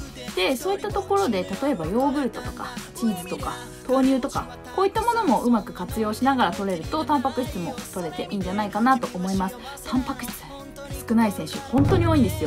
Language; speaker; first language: Japanese; native; Japanese